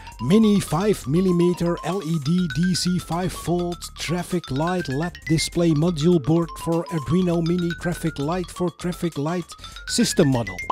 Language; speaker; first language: English; non-native, fluent; Dutch